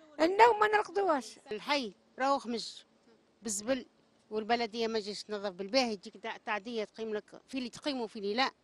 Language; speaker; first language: Arabic; native; Arabic